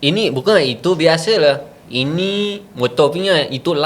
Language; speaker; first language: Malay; non-native, learner; Punjabi